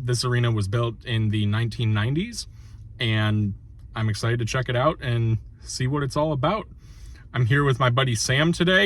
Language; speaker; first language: English; native; English